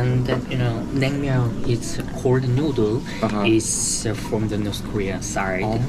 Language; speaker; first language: English; non-native, learner; Korean